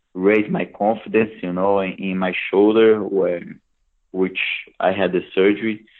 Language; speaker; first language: English; non-native, fluent; Portuguese